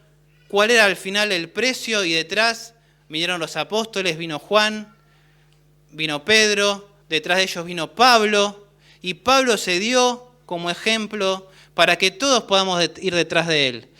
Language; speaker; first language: Spanish; native; Spanish